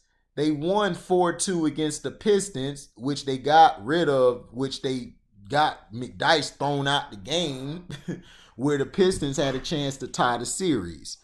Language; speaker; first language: English; native; English